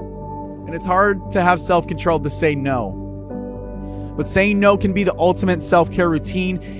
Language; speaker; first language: English; native; English